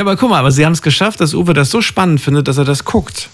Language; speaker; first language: German; native; German